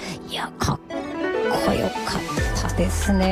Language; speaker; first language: Japanese; native; Japanese